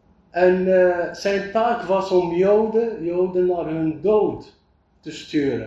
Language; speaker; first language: Dutch; non-native, fluent; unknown